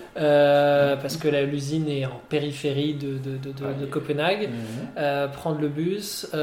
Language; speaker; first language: French; non-native, local second language; Arabic